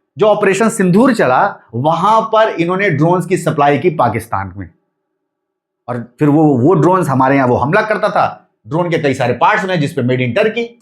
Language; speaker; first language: Hindi; native; Hindi